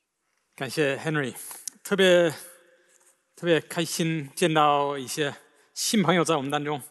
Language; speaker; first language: Chinese; native; Chinese